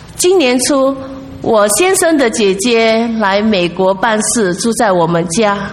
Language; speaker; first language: Chinese; non-native, local second language; English